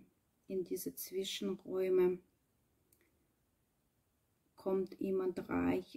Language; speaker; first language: German; non-native, learner; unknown